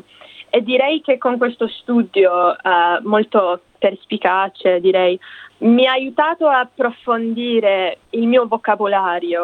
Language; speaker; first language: Italian; non-native, fluent; English